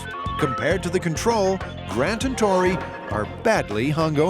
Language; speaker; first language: English; native; English